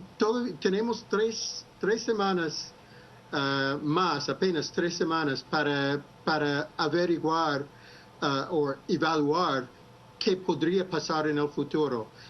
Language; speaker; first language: Spanish; non-native, fluent; English